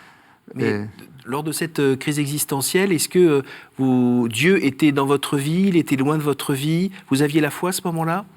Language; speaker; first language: French; native; French